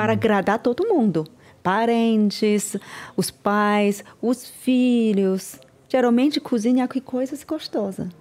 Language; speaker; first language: Portuguese; non-native, learner; Chinese